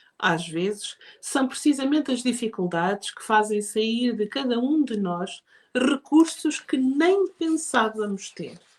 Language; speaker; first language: Portuguese; native; Portuguese